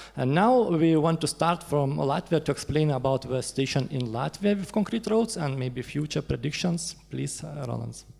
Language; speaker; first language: English; non-native, learner; Lithuanian